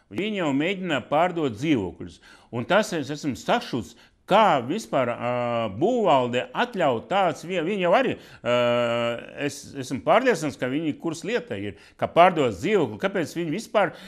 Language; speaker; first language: Latvian; non-native, local second language; Russian